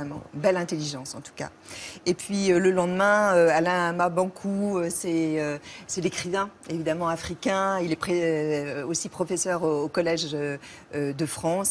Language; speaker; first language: French; native; French